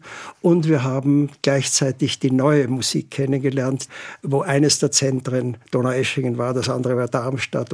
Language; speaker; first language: German; native; German